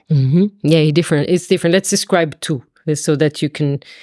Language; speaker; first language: English; non-native, fluent; Hebrew